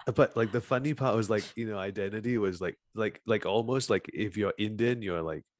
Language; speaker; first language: English; native; English